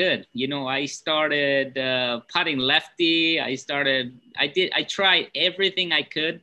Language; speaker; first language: English; non-native, fluent; Spanish